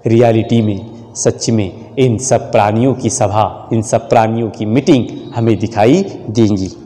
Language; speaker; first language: Hindi; non-native, local second language; Marathi